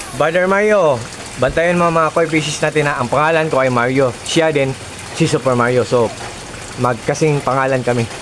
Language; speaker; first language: Filipino; non-native, local second language; Cebuano